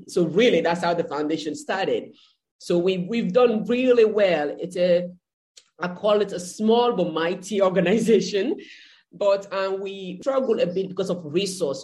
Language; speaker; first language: English; non-native, local second language; Krio